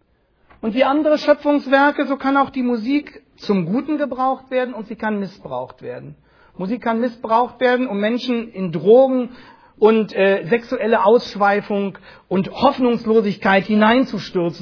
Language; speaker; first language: German; native; German